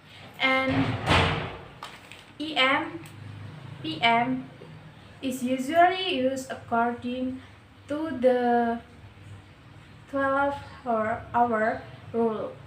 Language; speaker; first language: English; non-native, learner; Indonesian